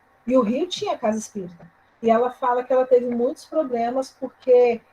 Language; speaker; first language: Portuguese; native; Portuguese